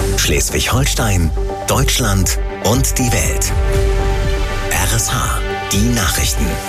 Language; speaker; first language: German; native; German